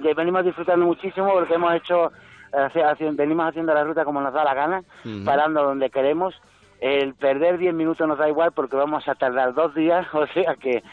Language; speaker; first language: Spanish; native; Spanish